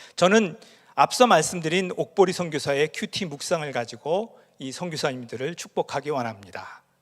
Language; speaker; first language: Korean; native; Korean